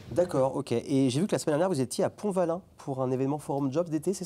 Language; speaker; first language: French; native; French